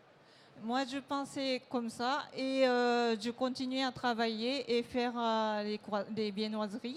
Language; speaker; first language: French; non-native, fluent; Japanese